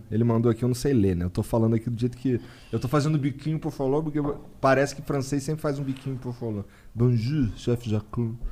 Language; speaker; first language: Portuguese; native; Portuguese